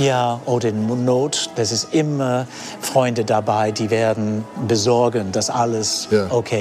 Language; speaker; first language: German; non-native, fluent; English